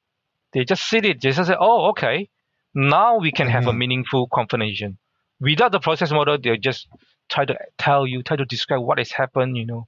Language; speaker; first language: English; non-native, local second language; Hakka Chinese